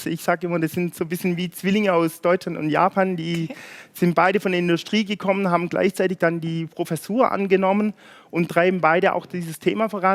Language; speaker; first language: German; native; German